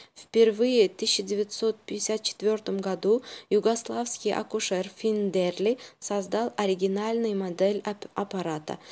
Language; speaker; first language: Russian; non-native, local second language; Uzbek